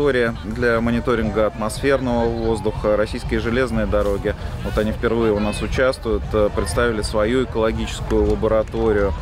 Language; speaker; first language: Russian; native; Russian